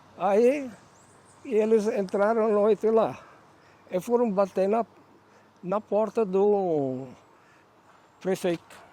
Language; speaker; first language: Portuguese; non-native, fluent; Albanian